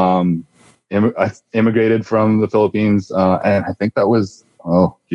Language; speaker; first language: English; native; English